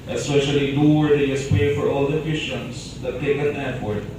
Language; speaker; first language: English; non-native, local second language; Filipino